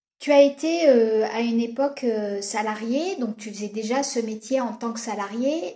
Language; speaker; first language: French; native; French